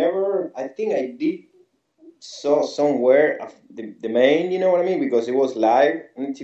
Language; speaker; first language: English; non-native, fluent; Spanish